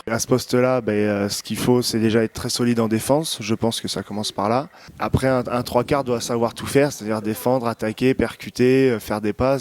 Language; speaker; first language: French; native; French